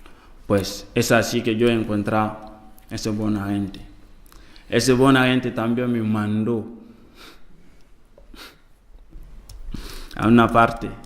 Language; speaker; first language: Spanish; non-native, learner; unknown